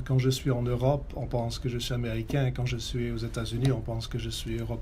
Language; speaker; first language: French; non-native, fluent; Italian